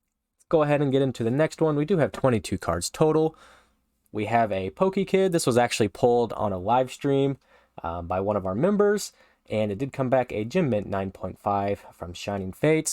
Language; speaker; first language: English; native; English